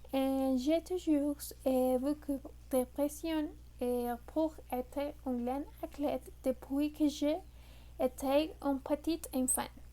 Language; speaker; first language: French; non-native, learner; Spanish